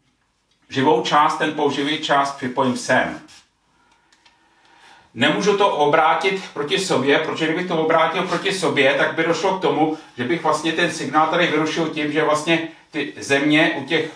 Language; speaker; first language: Czech; native; Czech